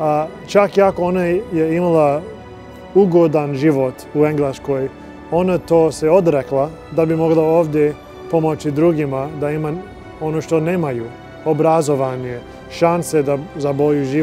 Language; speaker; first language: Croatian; non-native, learner; English